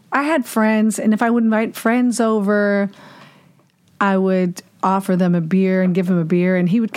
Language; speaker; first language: English; non-native, fluent; German